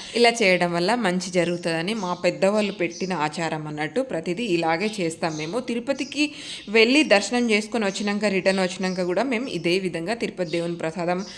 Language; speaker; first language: Telugu; non-native, local second language; Lambadi